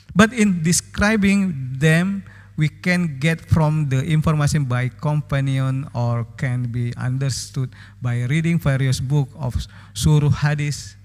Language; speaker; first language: English; non-native, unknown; Indonesian